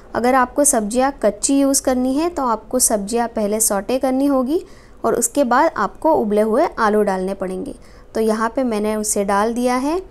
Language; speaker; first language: Hindi; non-native, local second language; Marathi